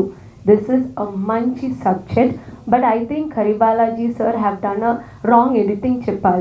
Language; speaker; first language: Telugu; non-native, fluent; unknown